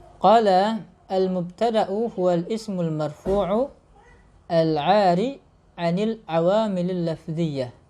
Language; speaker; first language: Arabic; non-native, fluent; Indonesian